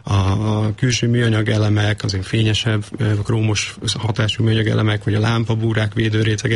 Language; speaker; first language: Hungarian; native; Hungarian